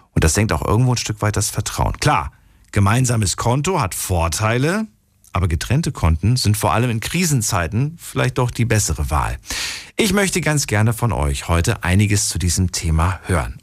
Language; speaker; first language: German; non-native, fluent; Slovak